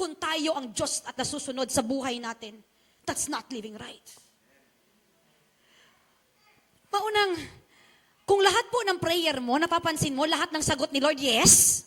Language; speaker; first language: Filipino; non-native, local second language; Chavacano